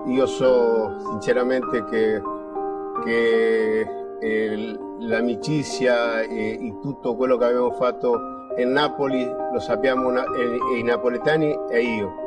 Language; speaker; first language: Italian; non-native, fluent; Spanish